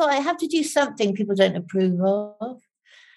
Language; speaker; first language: English; native; English